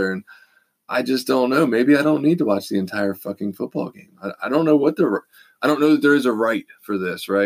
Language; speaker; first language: English; native; English